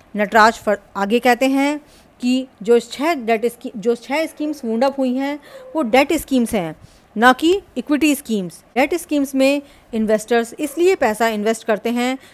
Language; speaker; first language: Hindi; native; Hindi